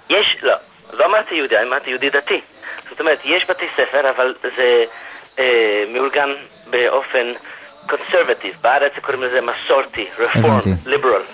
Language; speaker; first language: Hebrew; non-native, fluent; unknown